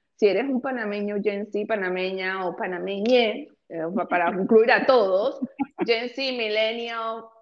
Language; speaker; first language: Spanish; early bilingual, heritage; Spanish